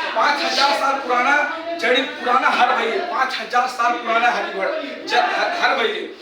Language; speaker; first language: Hindi; native; Hindi